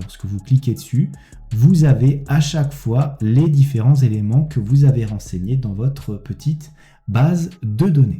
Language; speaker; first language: French; native; French